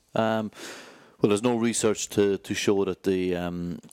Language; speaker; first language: English; native; English